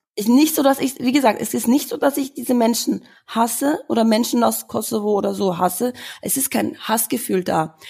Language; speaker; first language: German; early bilingual, other home language; Albanian